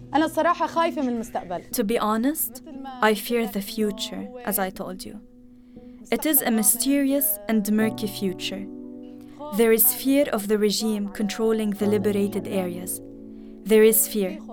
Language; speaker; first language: English; early bilingual, other home language; Arabic